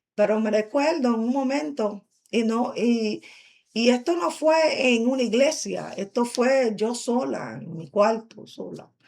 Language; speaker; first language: Spanish; early bilingual, heritage; Spanish